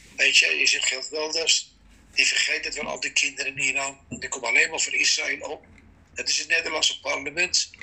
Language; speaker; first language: Dutch; non-native, fluent; Persian